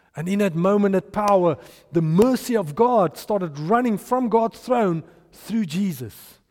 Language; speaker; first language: English; non-native, local second language; Afrikaans